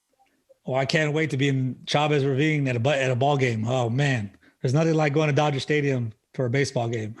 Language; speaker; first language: English; native; English